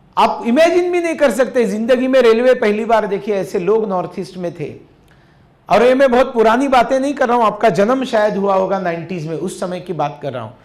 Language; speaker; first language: Hindi; non-native, local second language; Marathi